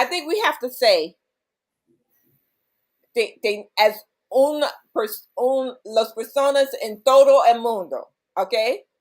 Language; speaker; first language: Spanish; non-native, learner; English